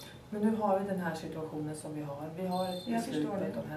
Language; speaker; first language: Swedish; native; Swedish